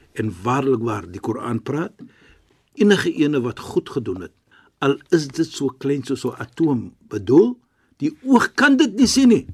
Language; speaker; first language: Afrikaans; non-native, fluent; Arabic